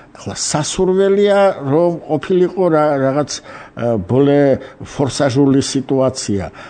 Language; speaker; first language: Georgian; non-native, local second language; Armenian